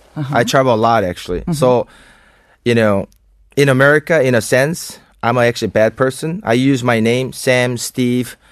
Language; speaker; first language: English; non-native, fluent; Korean